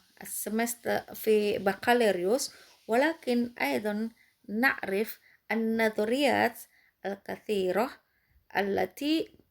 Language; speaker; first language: Arabic; non-native, fluent; Indonesian